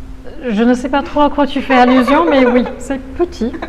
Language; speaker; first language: French; native; French